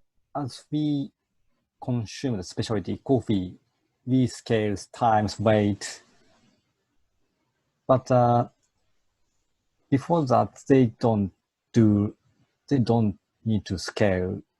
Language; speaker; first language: English; non-native, fluent; Japanese